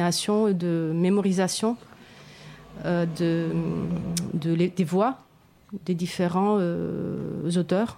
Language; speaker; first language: French; non-native, fluent; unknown